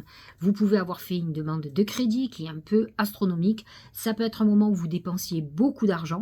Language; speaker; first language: French; native; French